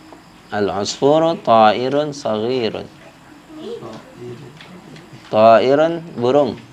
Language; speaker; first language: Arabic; non-native, fluent; Indonesian